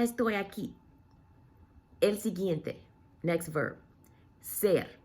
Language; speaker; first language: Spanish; non-native, fluent; English